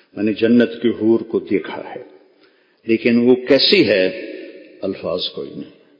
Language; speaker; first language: Urdu; non-native, local second language; Punjabi